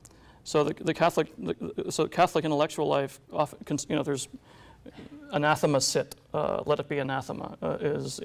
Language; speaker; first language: English; native; English